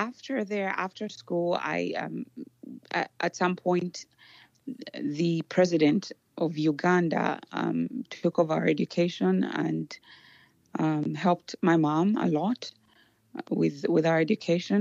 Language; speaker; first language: English; non-native, local second language; Ganda